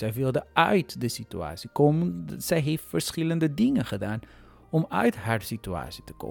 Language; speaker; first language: Dutch; non-native, fluent; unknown